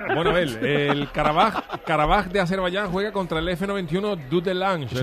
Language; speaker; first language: Spanish; native; Spanish